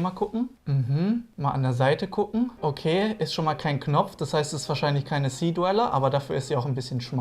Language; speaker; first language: German; native; German